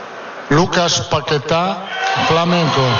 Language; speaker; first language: Portuguese; non-native, fluent; Italian